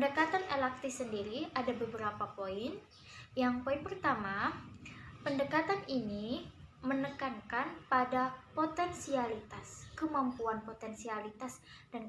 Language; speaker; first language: Indonesian; native; Indonesian